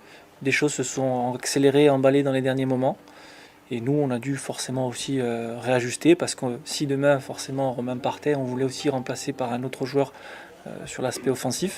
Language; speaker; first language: French; native; French